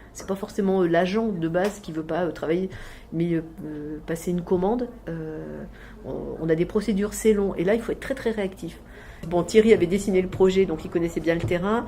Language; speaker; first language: French; native; French